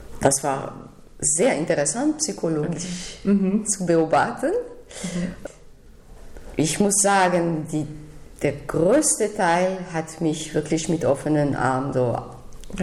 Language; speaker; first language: German; non-native, fluent; French